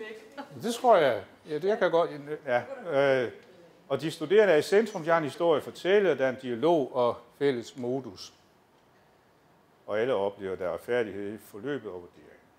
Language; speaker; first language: Danish; native; Danish